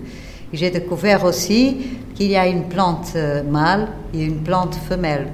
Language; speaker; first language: French; non-native, fluent; Portuguese